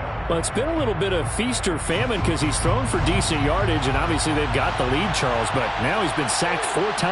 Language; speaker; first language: English; native; English